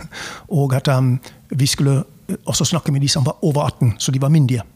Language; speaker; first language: Norwegian; non-native, fluent; English